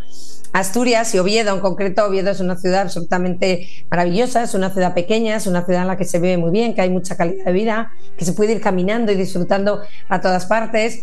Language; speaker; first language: Spanish; native; Spanish